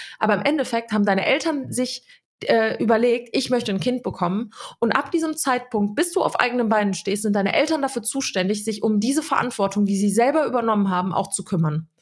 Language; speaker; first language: German; early bilingual, other home language; Serbian